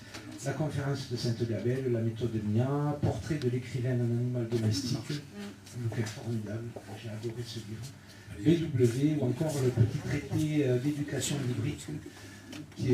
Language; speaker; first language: French; native; French